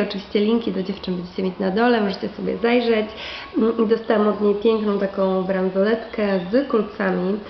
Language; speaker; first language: Polish; native; Polish